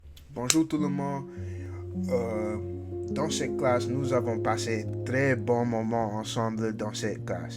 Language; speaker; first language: French; non-native, learner; English